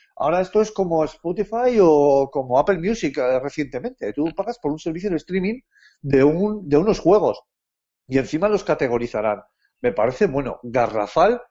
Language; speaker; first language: Spanish; native; Spanish